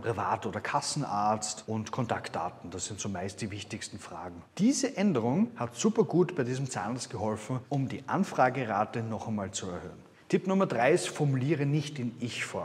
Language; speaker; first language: German; native; German